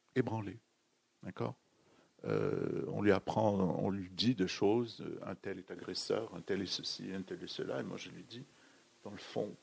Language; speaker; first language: French; native; French